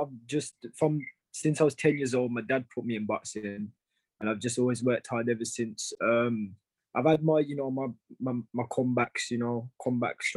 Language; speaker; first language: English; native; English